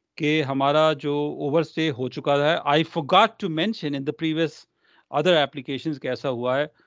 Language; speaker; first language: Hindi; non-native, local second language; Punjabi